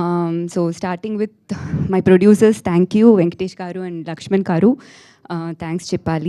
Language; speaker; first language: Telugu; non-native, learner; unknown